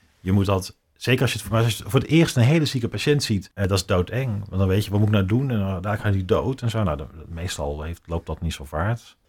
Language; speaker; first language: Dutch; native; Dutch